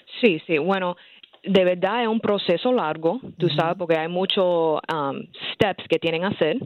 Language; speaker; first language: Spanish; early bilingual, heritage; English